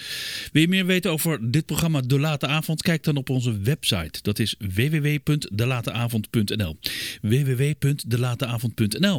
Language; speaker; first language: Dutch; native; Dutch